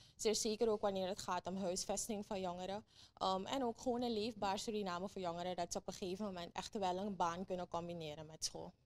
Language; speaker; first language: Dutch; native; Dutch